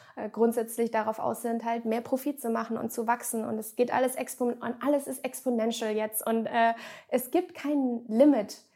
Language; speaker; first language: German; native; German